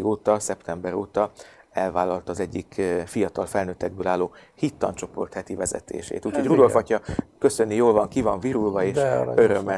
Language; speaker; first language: Hungarian; native; Hungarian